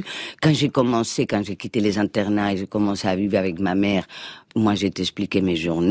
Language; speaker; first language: French; non-native, fluent; Spanish